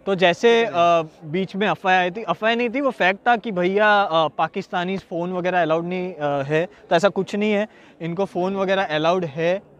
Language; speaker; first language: Hindi; native; Hindi